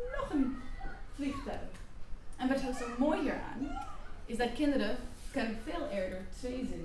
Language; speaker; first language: Dutch; non-native, fluent; English